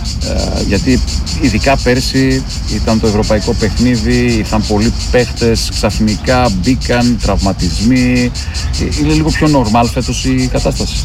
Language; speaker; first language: Greek; native; Greek